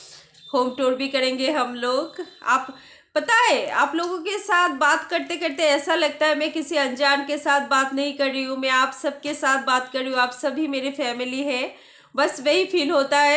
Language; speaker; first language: Hindi; non-native, local second language; Bangla